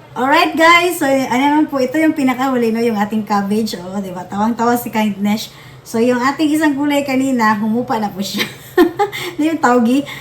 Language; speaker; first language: Filipino; non-native, local second language; Hiligaynon